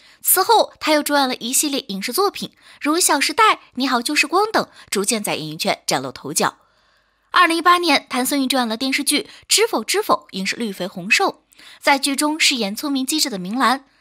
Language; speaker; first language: Chinese; native; Chinese